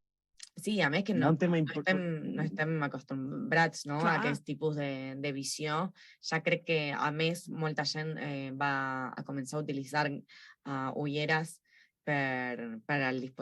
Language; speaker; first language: Catalan; non-native, local second language; Spanish